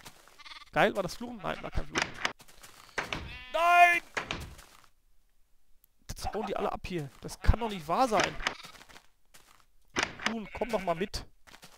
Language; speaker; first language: German; native; German